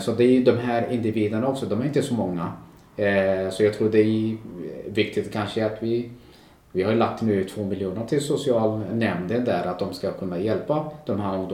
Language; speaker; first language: Swedish; non-native, local second language; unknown